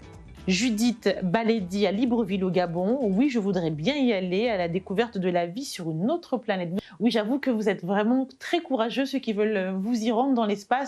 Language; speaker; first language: French; native; French